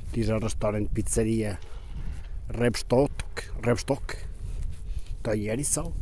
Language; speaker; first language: German; non-native, learner; Portuguese